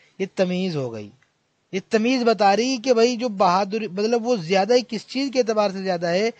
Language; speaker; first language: Urdu; native; Urdu